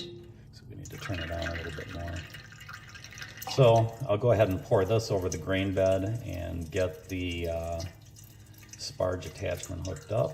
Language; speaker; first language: English; native; English